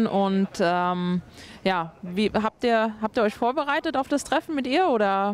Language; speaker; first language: German; native; German